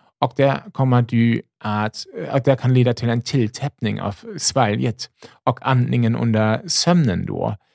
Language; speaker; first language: Swedish; non-native, fluent; German